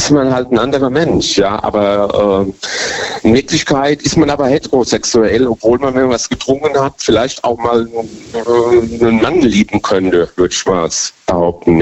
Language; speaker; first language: German; native; German